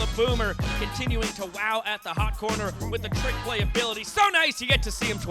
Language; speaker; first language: English; native; English